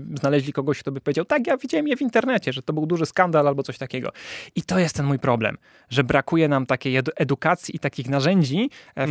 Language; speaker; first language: Polish; native; Polish